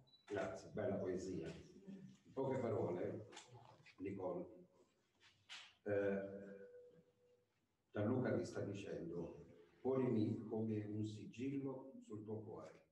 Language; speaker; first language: Italian; native; Italian